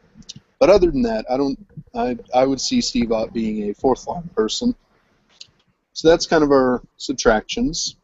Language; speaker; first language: English; native; English